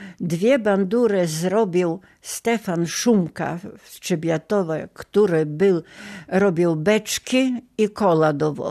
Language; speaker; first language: Polish; non-native, local second language; Ukrainian